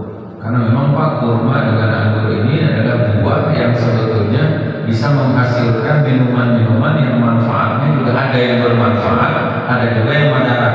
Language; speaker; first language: Indonesian; native; Indonesian